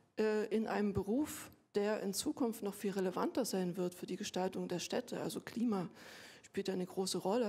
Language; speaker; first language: German; native; German